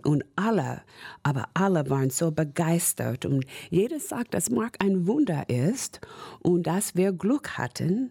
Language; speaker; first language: German; non-native, fluent; English